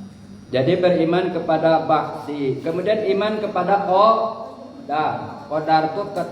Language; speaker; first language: Indonesian; non-native, local second language; Sundanese